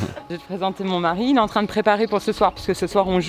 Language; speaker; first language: French; native; French